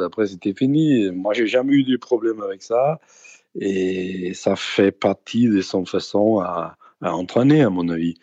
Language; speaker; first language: French; non-native, fluent; Danish